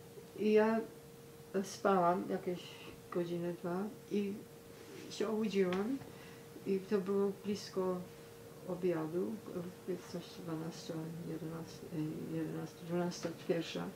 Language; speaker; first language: Polish; early bilingual, heritage; Polish